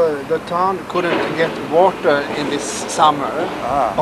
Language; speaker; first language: English; non-native, fluent; Swedish